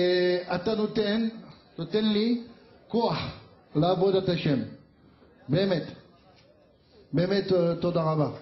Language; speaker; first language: Hebrew; non-native, learner; French